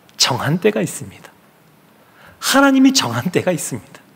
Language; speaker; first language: Korean; native; Korean